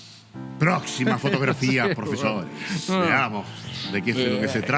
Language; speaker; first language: Spanish; native; Spanish